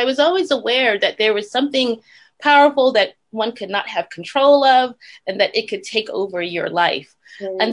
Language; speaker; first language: English; native; English